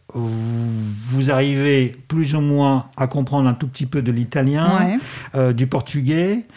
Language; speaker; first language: French; non-native, fluent; Russian